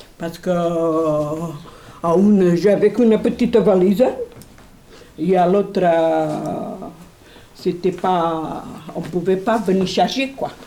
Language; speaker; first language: French; non-native, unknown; Portuguese